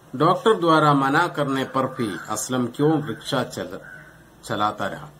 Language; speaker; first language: Hindi; non-native, local second language; Malayalam